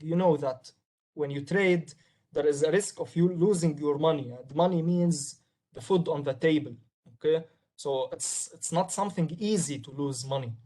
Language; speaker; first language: English; non-native, local second language; Arabic